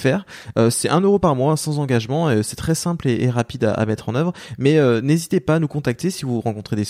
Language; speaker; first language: French; native; French